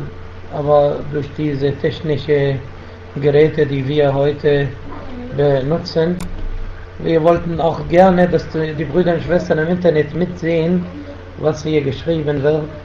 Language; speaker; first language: German; non-native, fluent; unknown